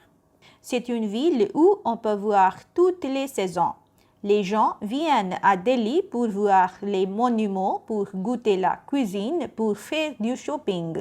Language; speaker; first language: French; non-native, fluent; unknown